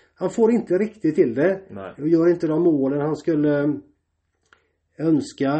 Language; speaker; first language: Swedish; native; Swedish